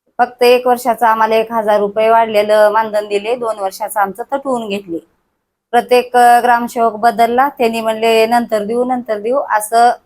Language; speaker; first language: Marathi; native; Marathi